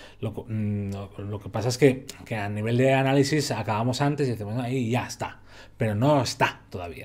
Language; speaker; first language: Spanish; native; Spanish